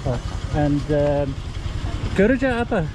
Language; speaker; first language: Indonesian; non-native, learner; English